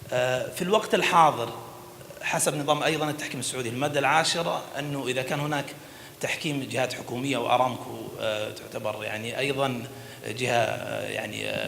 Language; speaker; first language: Arabic; native; Arabic